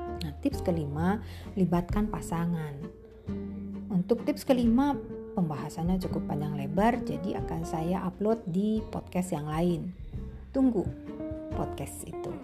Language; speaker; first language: Indonesian; native; Indonesian